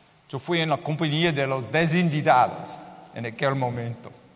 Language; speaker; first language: Spanish; non-native, learner; English